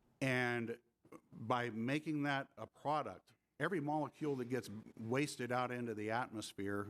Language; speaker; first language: English; native; English